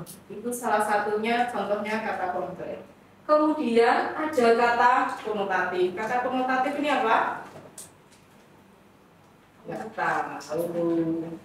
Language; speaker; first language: Indonesian; native; Indonesian